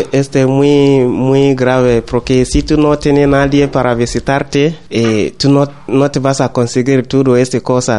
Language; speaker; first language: Spanish; non-native, learner; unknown